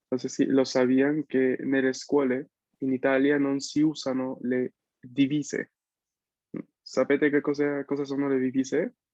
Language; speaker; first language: Italian; non-native, fluent; Spanish